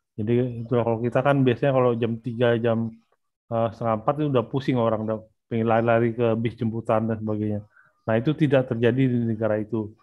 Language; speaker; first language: Indonesian; native; Indonesian